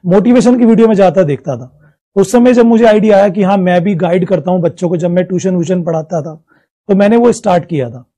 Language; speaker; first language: Hindi; native; Hindi